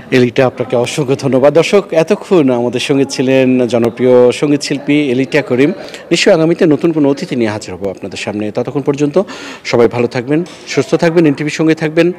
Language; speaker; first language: Bangla; native; Bangla